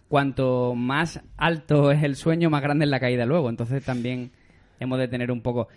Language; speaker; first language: Spanish; native; Spanish